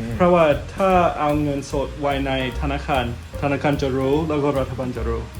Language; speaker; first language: Thai; non-native, fluent; English